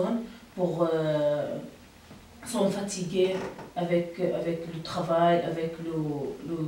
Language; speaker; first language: French; non-native, learner; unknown